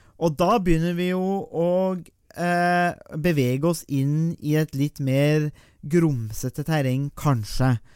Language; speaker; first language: Norwegian; native; Norwegian